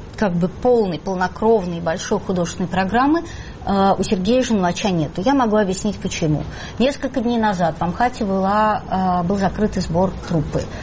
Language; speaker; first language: Russian; native; Russian